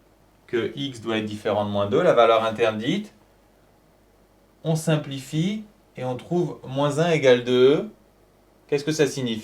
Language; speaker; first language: French; native; French